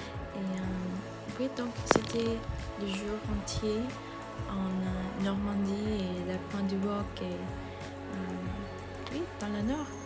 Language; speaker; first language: French; non-native, learner; English